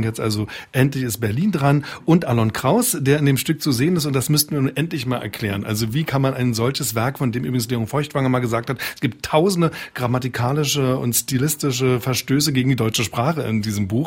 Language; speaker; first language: German; native; German